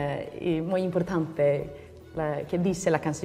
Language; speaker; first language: Spanish; non-native, learner; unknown